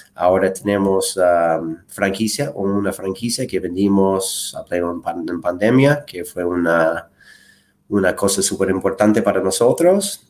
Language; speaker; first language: Spanish; non-native, fluent; English